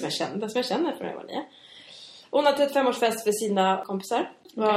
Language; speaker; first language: Swedish; native; Swedish